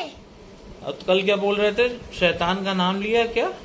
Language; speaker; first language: Hindi; native; Hindi